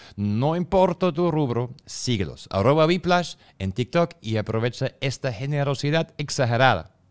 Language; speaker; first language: Spanish; non-native, fluent; German